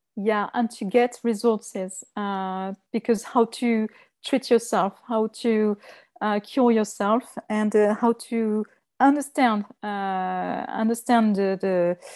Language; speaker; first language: English; non-native, learner; French